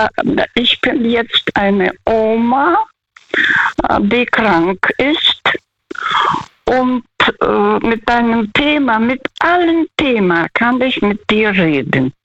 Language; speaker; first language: German; non-native, fluent; Russian